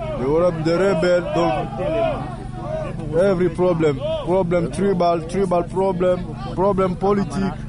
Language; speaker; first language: English; non-native, learner; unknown